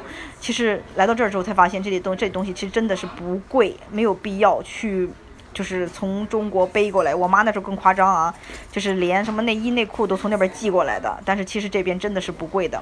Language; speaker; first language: Chinese; native; Chinese